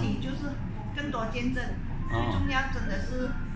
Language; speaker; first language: Chinese; native; Chinese